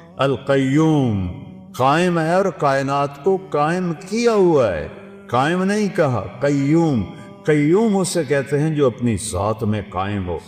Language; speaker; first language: Urdu; non-native, local second language; Saraiki